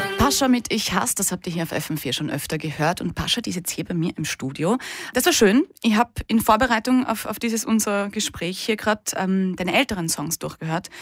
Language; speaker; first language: German; native; German